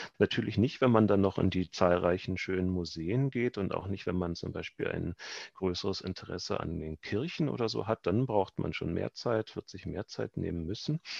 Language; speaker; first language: German; native; German